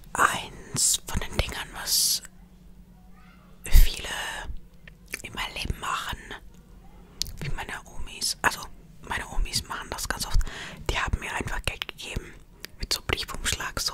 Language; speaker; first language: German; non-native, fluent; Estonian